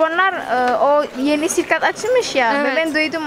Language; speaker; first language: Turkish; non-native, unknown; Indonesian